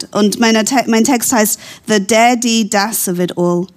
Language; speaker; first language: German; non-native, fluent; English